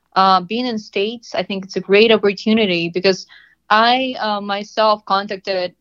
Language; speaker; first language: English; non-native, fluent; Russian